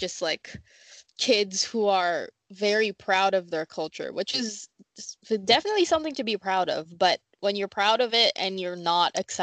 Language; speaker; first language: English; native; English